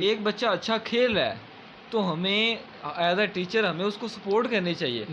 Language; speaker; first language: Urdu; non-native, local second language; Punjabi